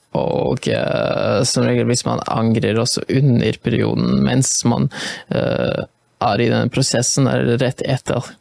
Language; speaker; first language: Norwegian; non-native, fluent; Polish